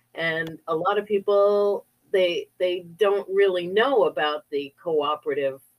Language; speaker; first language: English; native; English